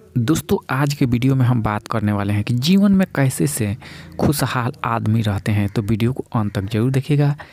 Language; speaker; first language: Hindi; native; Hindi